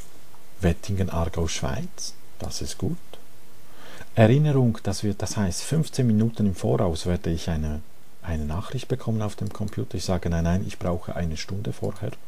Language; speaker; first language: German; non-native, fluent; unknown